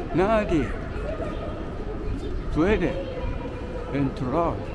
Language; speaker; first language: Spanish; non-native, learner; Japanese